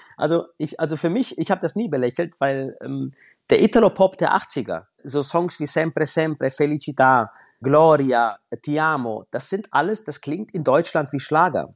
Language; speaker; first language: German; native; German